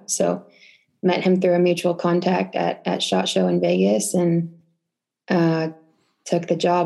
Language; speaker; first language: English; native; English